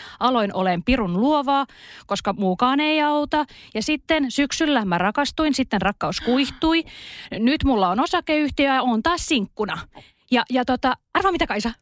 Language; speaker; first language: Finnish; native; Finnish